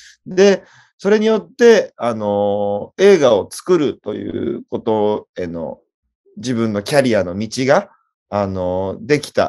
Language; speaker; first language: Japanese; native; Japanese